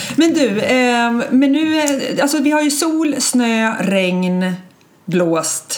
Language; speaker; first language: Swedish; native; Swedish